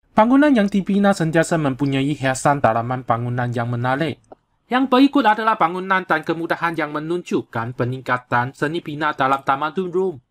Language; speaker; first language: Malay; non-native, local second language; Chinese